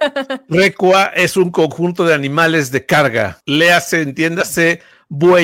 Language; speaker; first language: Spanish; native; Spanish